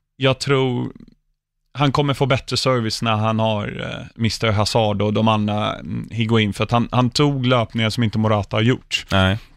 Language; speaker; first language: Swedish; early bilingual, other home language; English